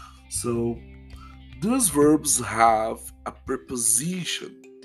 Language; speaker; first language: English; non-native, fluent; Portuguese